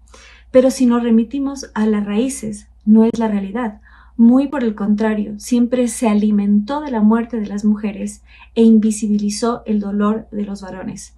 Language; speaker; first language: Spanish; native; Spanish